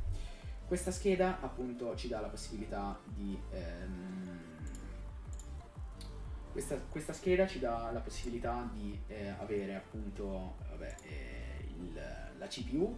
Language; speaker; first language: Italian; native; Italian